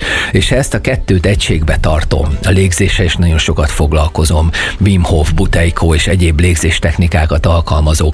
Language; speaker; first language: Hungarian; native; Hungarian